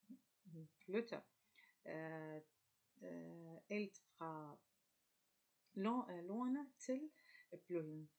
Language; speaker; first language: Danish; non-native, learner; Arabic